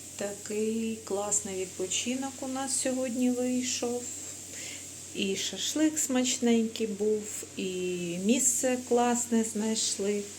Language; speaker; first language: Ukrainian; native; Ukrainian